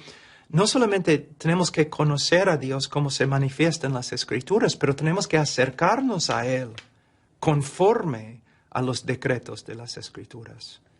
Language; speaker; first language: Spanish; non-native, fluent; English